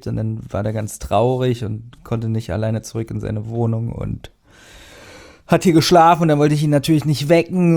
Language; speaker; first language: German; native; German